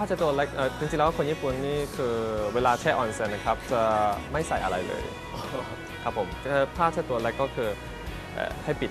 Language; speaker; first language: Thai; non-native, fluent; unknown